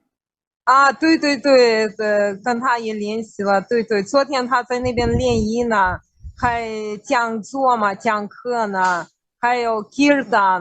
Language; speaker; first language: Chinese; non-native, fluent; Russian